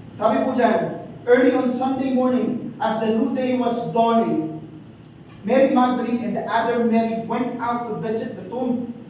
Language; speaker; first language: English; non-native, local second language; Filipino